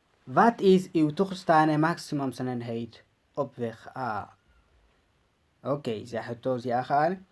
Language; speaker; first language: Dutch; non-native, learner; Tigrinya